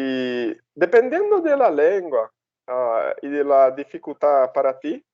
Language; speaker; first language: Spanish; non-native, fluent; Portuguese